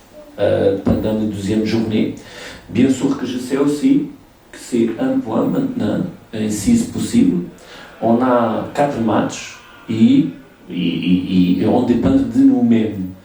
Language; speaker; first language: French; non-native, fluent; Portuguese